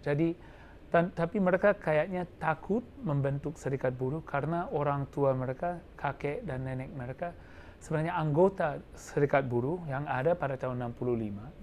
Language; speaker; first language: Indonesian; non-native, fluent; English